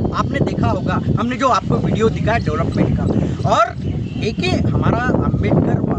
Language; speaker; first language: Hindi; non-native, local second language; Marathi